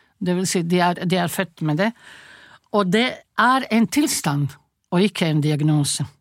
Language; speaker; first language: Norwegian; non-native, fluent; Croatian